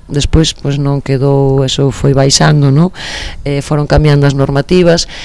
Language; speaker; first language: Galician; non-native, local second language; Spanish